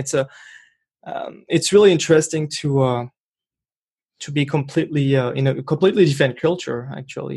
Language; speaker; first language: English; non-native, fluent; French